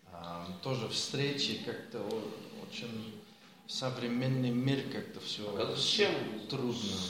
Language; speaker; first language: Russian; non-native, learner; Dutch